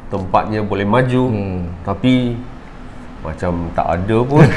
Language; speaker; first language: Malay; non-native, local second language; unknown